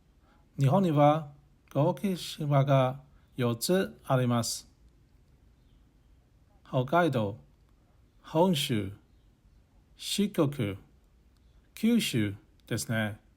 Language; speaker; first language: Japanese; non-native, learner; English